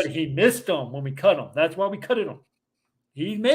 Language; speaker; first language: English; native; English